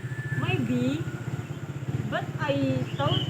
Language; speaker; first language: English; non-native, learner; Indonesian